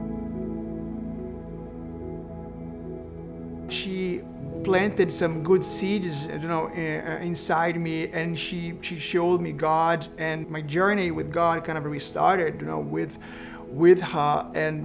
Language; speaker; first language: English; non-native, fluent; Portuguese